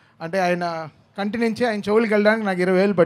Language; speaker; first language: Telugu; native; Telugu